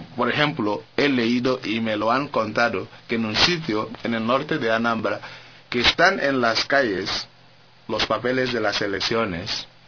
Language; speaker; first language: Spanish; non-native, fluent; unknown